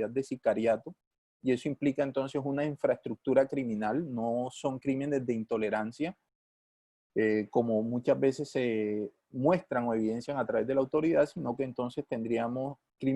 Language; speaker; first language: Spanish; native; Spanish